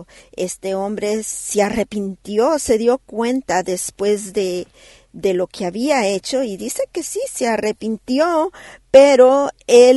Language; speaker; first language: Spanish; native; Spanish